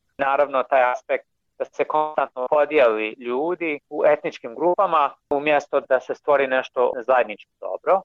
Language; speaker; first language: Croatian; non-native, fluent; English